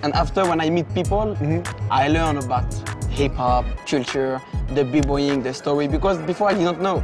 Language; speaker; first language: English; non-native, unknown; French